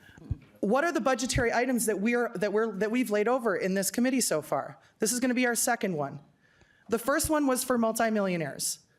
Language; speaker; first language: English; native; English